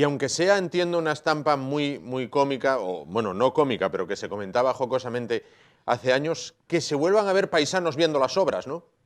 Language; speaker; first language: Spanish; native; Spanish